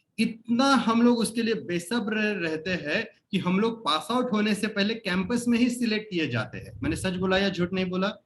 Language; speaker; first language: Hindi; non-native, local second language; Marathi